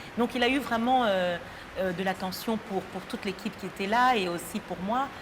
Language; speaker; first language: French; native; French